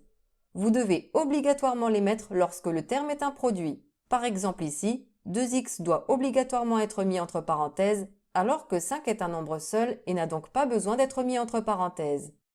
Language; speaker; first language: French; native; French